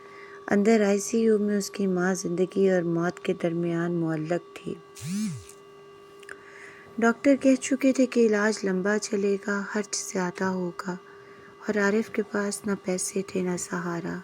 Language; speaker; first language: Urdu; native; Urdu